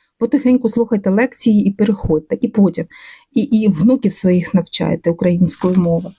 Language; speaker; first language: Ukrainian; non-native, local second language; Russian